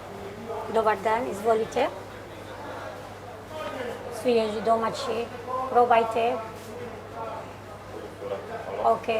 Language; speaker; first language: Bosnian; non-native, learner; Arabic